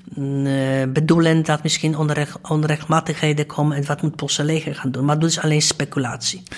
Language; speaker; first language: Dutch; non-native, fluent; Polish